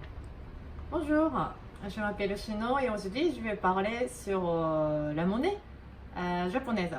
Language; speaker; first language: French; non-native, fluent; Japanese